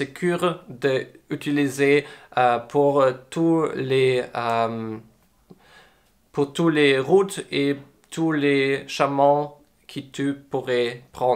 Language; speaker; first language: French; non-native, learner; English